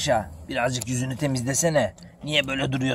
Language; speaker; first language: Turkish; native; Turkish